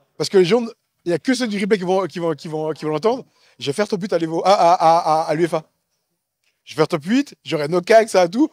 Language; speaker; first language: French; native; French